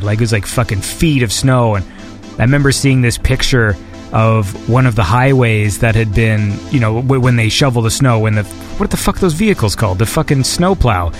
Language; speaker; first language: English; native; English